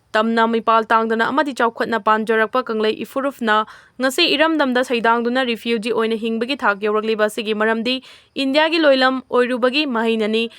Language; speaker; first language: Manipuri; native; Manipuri